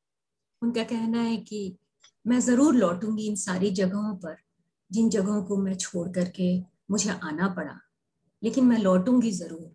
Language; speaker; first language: Hindi; native; Hindi